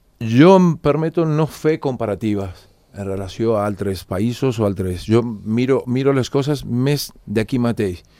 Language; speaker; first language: Catalan; non-native, fluent; Spanish